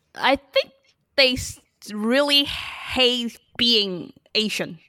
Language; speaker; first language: English; early bilingual, other home language; Chinese